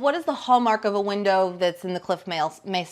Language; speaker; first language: English; native; English